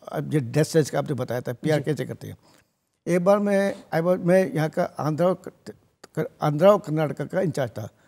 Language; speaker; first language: Hindi; native; Hindi